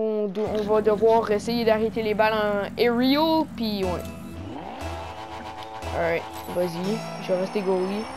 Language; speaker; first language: French; native; French